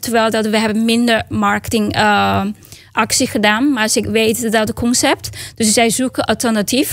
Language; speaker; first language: Dutch; non-native, learner; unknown